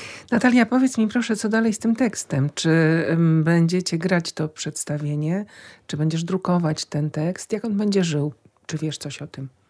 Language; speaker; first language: Polish; native; Polish